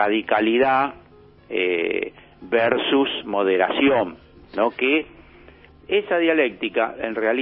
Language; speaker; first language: Spanish; native; Spanish